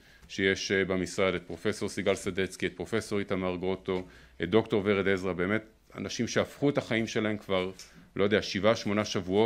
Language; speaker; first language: Hebrew; native; Hebrew